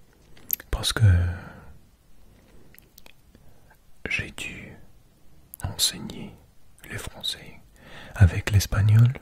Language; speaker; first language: French; non-native, learner; English